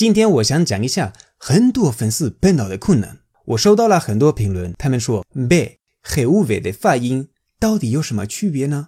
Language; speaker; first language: Chinese; non-native, fluent; Spanish